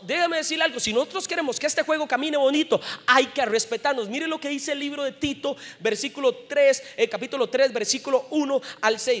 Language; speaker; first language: Spanish; native; Spanish